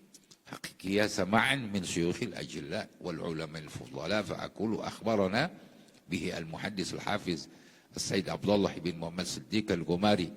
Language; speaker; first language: Arabic; non-native, fluent; Indonesian